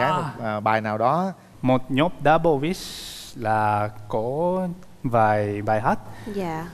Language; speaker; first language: Vietnamese; non-native, learner; Japanese